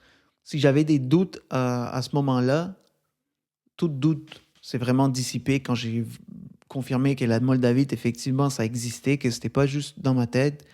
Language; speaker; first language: French; native; French